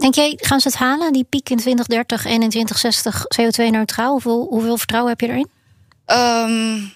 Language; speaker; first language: Dutch; native; Dutch